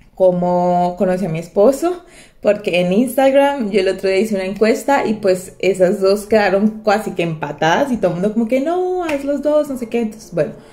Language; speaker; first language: Spanish; native; Spanish